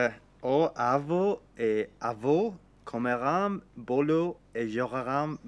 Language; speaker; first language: Portuguese; non-native, learner; Spanish